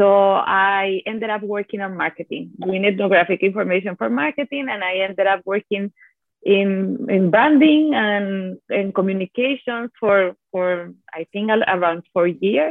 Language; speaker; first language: English; non-native, fluent; Italian